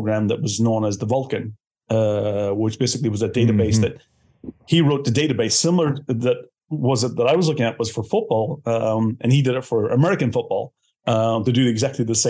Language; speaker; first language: English; native; English